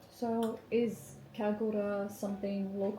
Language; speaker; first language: English; non-native, fluent; French